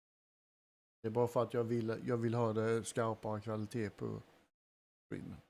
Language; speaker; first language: Swedish; native; Swedish